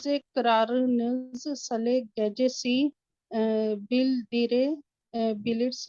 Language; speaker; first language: Turkish; non-native, learner; Urdu